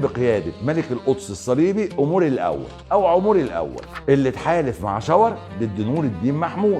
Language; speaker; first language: Arabic; native; Arabic